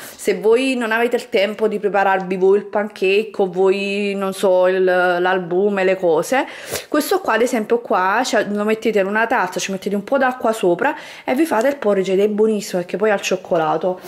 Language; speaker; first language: Italian; native; Italian